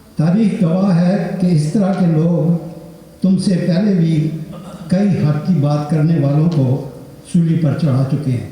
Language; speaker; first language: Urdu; non-native, local second language; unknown